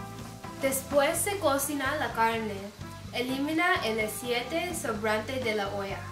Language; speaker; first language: Spanish; non-native, learner; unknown